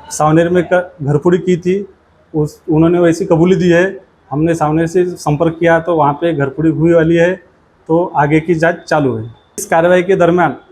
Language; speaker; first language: Hindi; non-native, local second language; Marathi